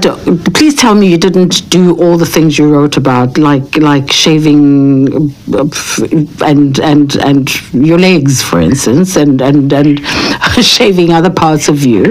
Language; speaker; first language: English; non-native, local second language; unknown